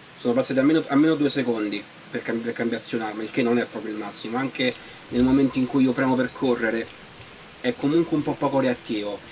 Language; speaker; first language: Italian; native; Italian